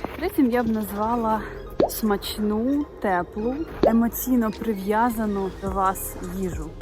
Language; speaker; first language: Ukrainian; native; Ukrainian